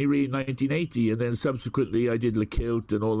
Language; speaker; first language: English; native; English